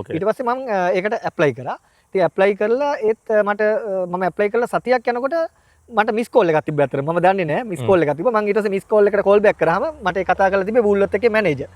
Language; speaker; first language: Sinhala; native; Sinhala